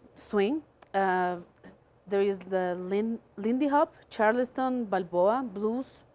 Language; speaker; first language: English; non-native, fluent; Spanish